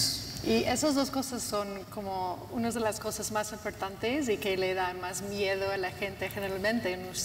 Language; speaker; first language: Spanish; non-native, fluent; English